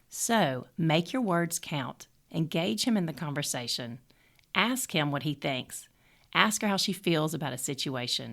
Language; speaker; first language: English; native; English